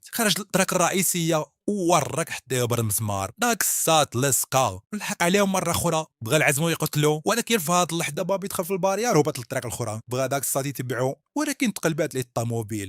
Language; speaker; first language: Arabic; native; Arabic